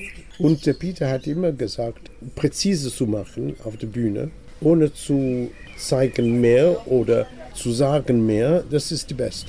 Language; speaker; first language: German; non-native, fluent; English